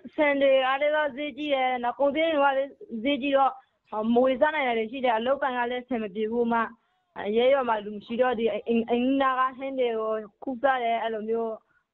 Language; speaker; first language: Burmese; native; Burmese